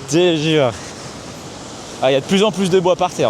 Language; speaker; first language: French; native; French